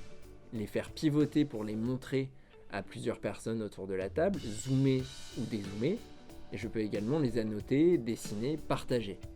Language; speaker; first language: French; native; French